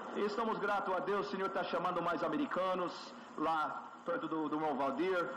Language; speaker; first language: Portuguese; non-native, fluent; English